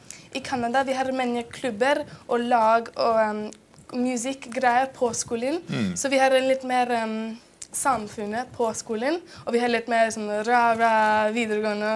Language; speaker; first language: Norwegian; non-native, fluent; English